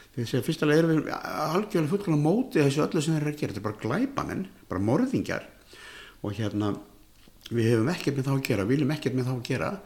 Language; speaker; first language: Icelandic; native; Icelandic